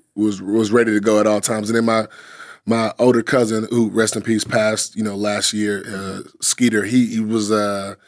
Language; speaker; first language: English; native; English